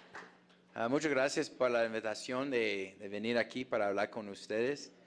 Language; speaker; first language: Spanish; non-native, fluent; English